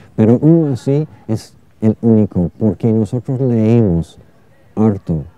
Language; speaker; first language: Spanish; non-native, fluent; English